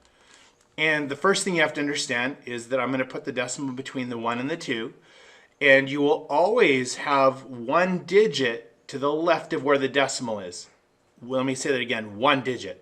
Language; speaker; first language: English; native; English